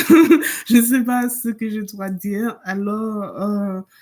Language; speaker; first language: French; non-native, learner; English